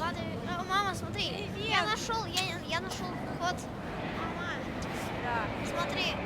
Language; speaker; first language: Russian; early bilingual, other home language; English